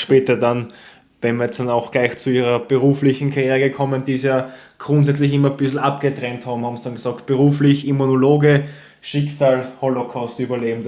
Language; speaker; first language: German; native; German